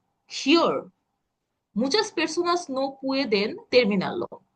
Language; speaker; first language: Spanish; non-native, learner; Bangla